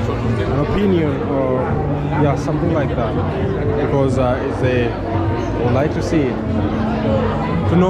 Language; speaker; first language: English; non-native, local second language; Swahili